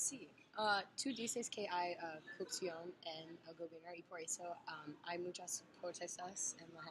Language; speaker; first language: Spanish; non-native, learner; English